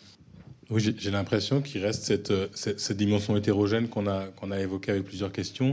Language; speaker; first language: French; native; French